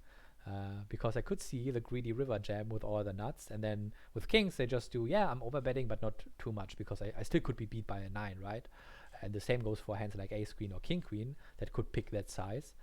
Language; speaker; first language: English; non-native, fluent; German